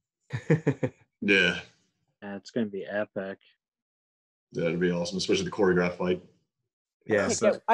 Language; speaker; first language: English; native; English